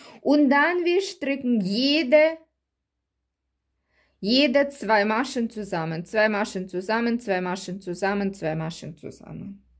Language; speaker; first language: German; non-native, learner; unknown